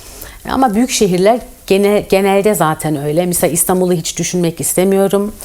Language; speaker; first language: Turkish; early bilingual, heritage; Turkish